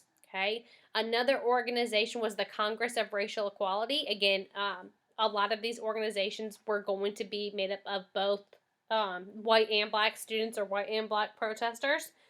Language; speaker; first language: English; native; English